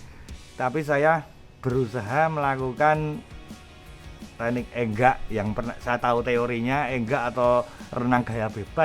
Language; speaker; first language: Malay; non-native, local second language; Javanese